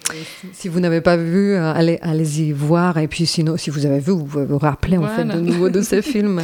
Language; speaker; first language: French; native; French